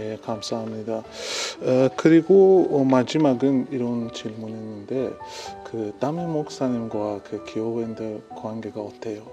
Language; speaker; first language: Korean; non-native, fluent; Persian